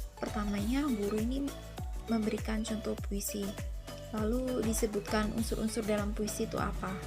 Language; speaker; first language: Indonesian; native; Indonesian